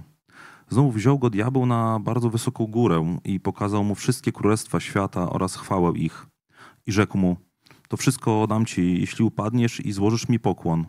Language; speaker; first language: Polish; native; Polish